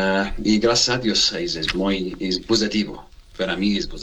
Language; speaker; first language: Spanish; non-native, learner; Arabic